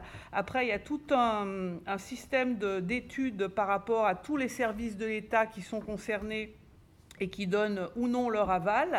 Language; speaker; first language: French; native; French